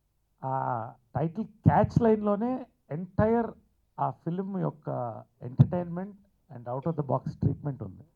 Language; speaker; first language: Telugu; native; Telugu